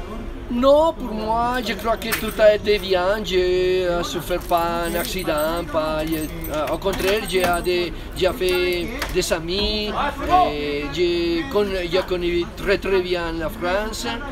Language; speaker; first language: French; non-native, fluent; Spanish